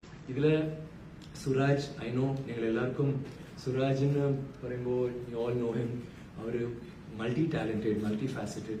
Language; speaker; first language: Malayalam; non-native, learner; Tamil